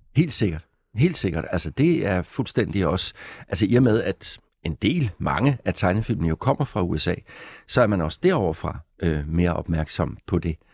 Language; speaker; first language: Danish; native; Danish